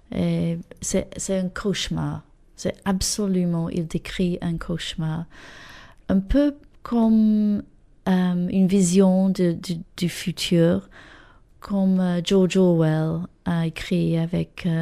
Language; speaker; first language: French; non-native, fluent; English